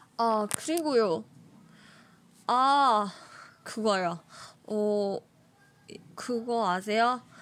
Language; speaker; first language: Korean; non-native, learner; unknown